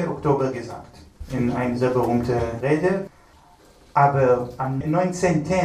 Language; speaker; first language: German; non-native, fluent; Hebrew